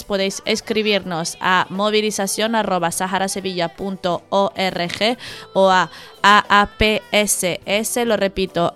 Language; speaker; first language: Spanish; native; Spanish